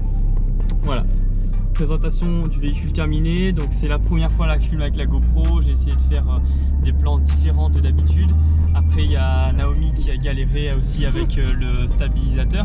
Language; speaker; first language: French; native; French